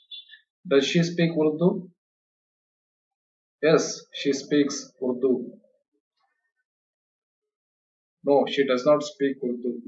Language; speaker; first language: English; non-native, local second language; Kannada